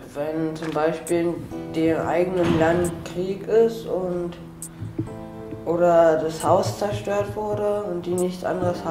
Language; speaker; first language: German; early bilingual, other home language; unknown